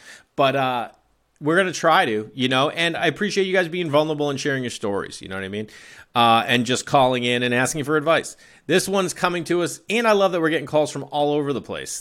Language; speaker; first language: English; native; English